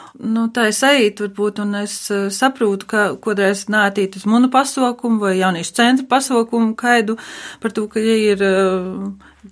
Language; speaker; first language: Latvian; native; Latvian